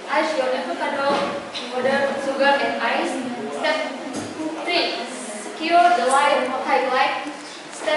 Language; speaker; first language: English; non-native, learner; Indonesian